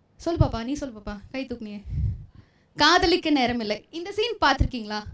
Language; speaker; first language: Tamil; non-native, local second language; Telugu